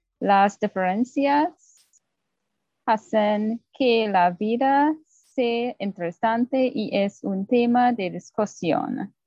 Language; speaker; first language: Spanish; non-native, learner; English